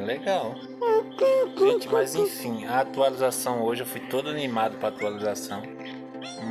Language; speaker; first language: Portuguese; native; Portuguese